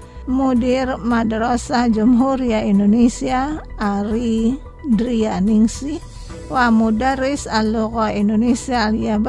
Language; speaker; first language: Arabic; non-native, fluent; Indonesian